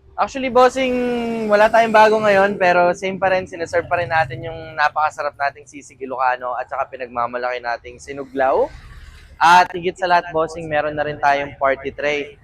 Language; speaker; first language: Filipino; native; Filipino